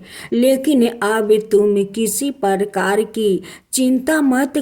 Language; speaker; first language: Hindi; native; Hindi